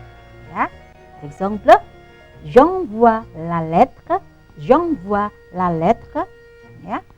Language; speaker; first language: French; non-native, fluent; Indonesian